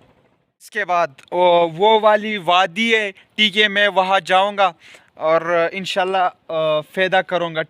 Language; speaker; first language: Hindi; non-native, local second language; Pashto